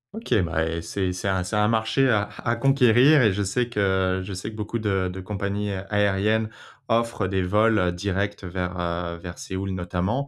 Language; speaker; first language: French; native; French